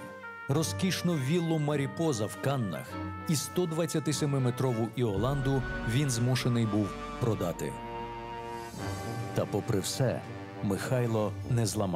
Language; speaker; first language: Ukrainian; native; Ukrainian